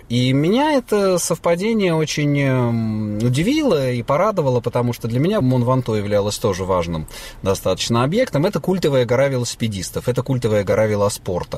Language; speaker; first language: Russian; native; Russian